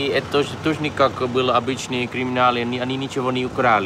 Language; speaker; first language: Russian; non-native, fluent; Dutch